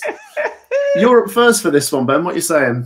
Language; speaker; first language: English; native; English